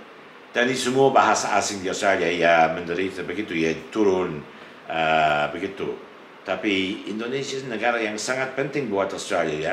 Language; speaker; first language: Indonesian; non-native, fluent; English